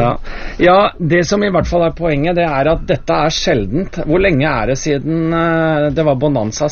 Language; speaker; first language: Norwegian; native; Norwegian